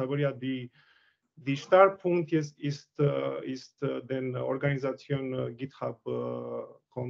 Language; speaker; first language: German; non-native, learner; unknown